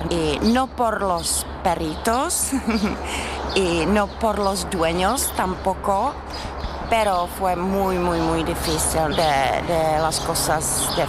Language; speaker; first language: Spanish; non-native, fluent; Czech